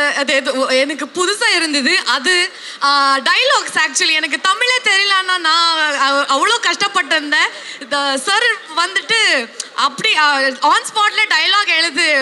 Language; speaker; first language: Tamil; non-native, learner; Kannada